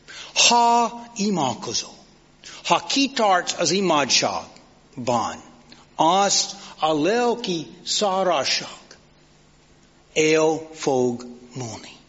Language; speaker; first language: Hungarian; non-native, fluent; English